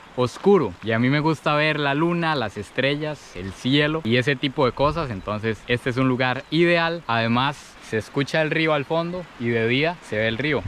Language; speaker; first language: Spanish; native; Spanish